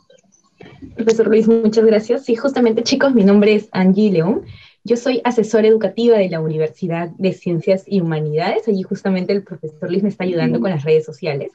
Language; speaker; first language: Spanish; native; Spanish